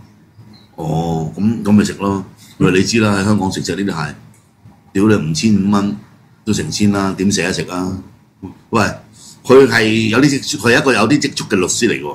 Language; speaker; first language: Cantonese; native; Cantonese